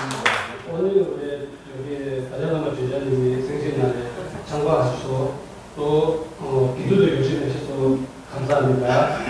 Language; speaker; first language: Korean; non-native, learner; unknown